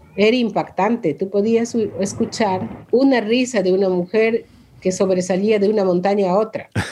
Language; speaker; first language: Spanish; non-native, local second language; Quechua